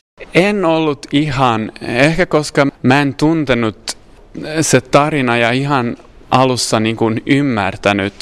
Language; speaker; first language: Finnish; non-native, fluent; Swedish